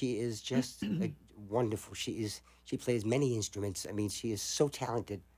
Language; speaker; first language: English; native; English